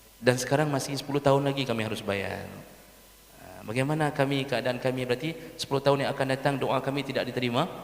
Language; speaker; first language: Malay; non-native, local second language; Achinese